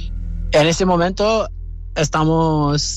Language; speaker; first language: Spanish; non-native, fluent; English